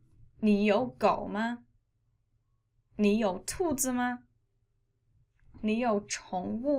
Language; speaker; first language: Chinese; non-native, fluent; English